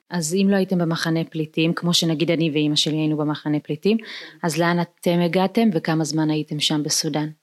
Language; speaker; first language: Hebrew; early bilingual, other home language; Amharic